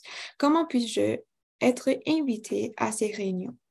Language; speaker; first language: French; non-native, local second language; English